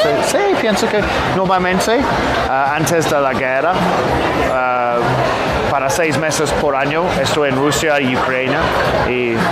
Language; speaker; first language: Spanish; non-native, learner; English